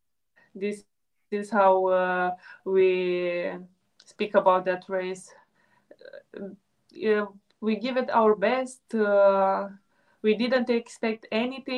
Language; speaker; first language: English; non-native, fluent; Romanian